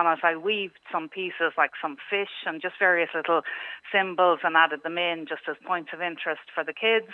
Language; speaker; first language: English; native; English